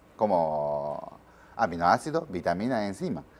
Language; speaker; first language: Spanish; non-native, learner; Japanese